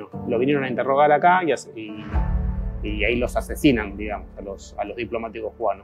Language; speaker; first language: Spanish; native; Spanish